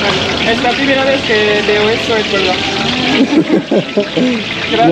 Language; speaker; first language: Spanish; non-native, learner; French